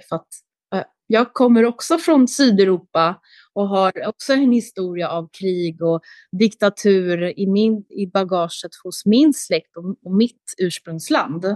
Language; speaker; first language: Swedish; early bilingual, other home language; Albanian